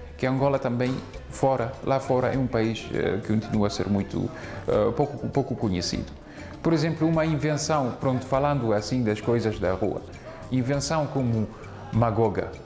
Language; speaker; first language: Portuguese; non-native, fluent; Polish